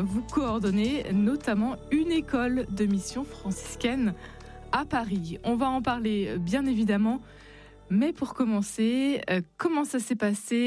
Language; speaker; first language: French; native; French